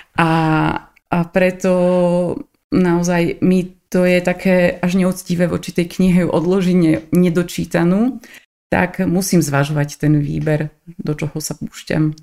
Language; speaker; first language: Slovak; native; Slovak